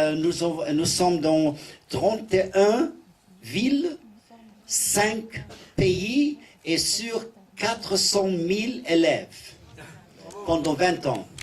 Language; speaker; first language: French; non-native, learner; English